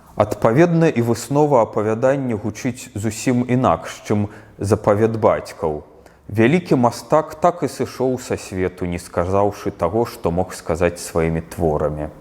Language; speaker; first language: Belarusian; native; Belarusian